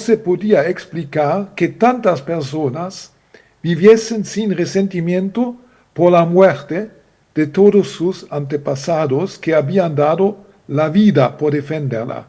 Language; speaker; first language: Spanish; non-native, fluent; German